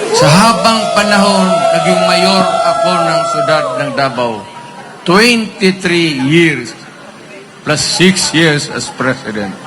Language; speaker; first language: Filipino; non-native, local second language; Cebuano